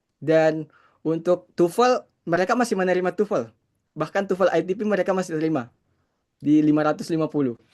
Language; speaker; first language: Indonesian; native; Indonesian